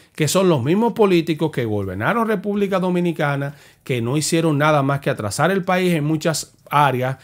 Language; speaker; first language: Spanish; native; Spanish